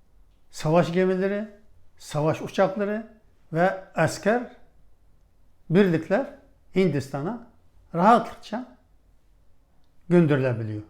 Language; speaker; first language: Turkish; non-native, fluent; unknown